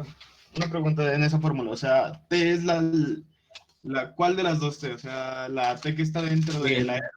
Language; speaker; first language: Spanish; native; Spanish